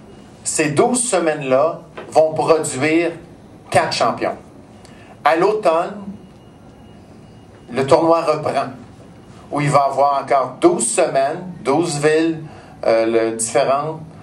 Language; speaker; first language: French; native; French